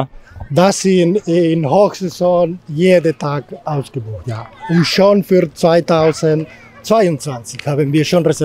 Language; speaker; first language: German; non-native, learner; Spanish